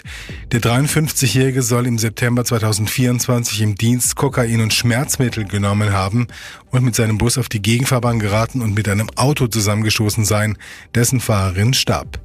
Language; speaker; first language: German; native; German